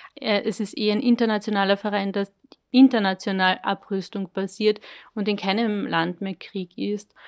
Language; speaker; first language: German; native; German